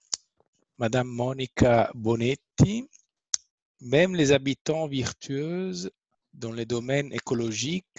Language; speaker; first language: French; non-native, local second language; Italian